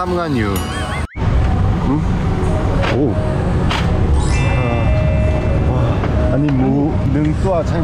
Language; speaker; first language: Thai; non-native, learner; Korean